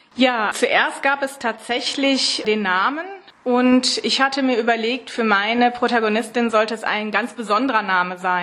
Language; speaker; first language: German; native; German